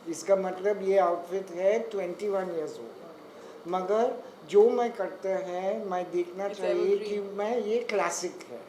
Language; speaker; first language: Hindi; non-native, learner; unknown